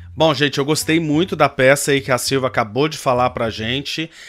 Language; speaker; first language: Portuguese; native; Portuguese